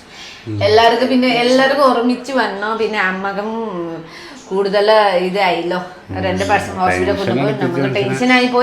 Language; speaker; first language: Malayalam; non-native, fluent; Nepali